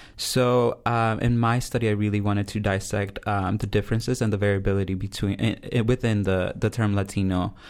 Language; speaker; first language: English; early bilingual, other home language; Spanish